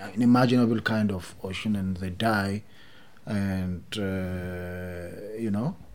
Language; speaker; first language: English; non-native, fluent; Oromo